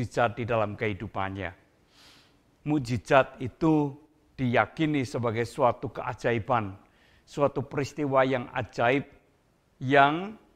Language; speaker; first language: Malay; non-native, local second language; Indonesian